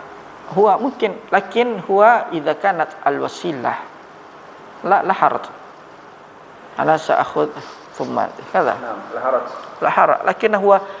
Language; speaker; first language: Arabic; non-native, fluent; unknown